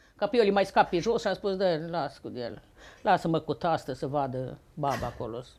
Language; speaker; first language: Romanian; native; Romanian